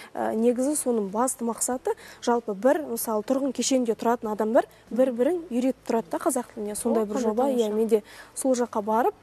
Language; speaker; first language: Kazakh; non-native, local second language; Russian